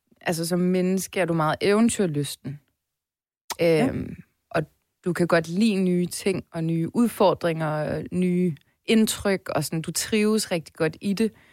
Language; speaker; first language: Danish; early bilingual, other home language; Persian